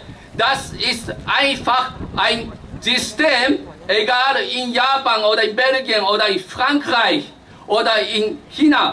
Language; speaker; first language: German; non-native, fluent; Japanese